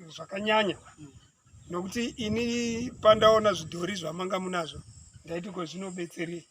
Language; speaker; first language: Shona; non-native, local second language; Tsonga